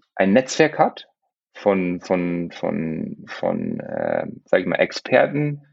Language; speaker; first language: German; non-native, local second language; Luxembourgish